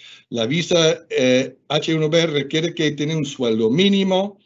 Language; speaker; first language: Spanish; non-native, fluent; English